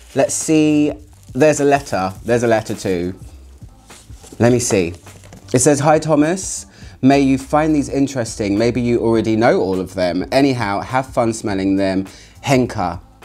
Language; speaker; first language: English; native; English